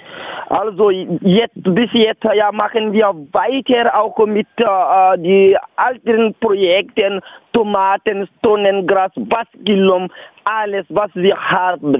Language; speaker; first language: German; non-native, learner; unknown